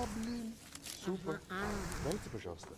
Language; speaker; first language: Russian; non-native, learner; English